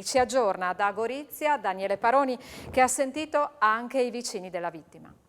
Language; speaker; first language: Italian; native; Italian